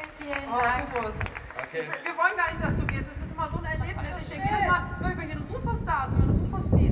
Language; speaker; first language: German; native; German